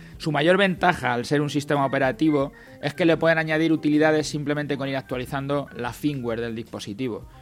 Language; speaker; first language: Spanish; native; Spanish